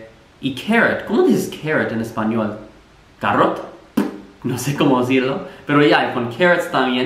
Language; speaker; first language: Spanish; non-native, fluent; English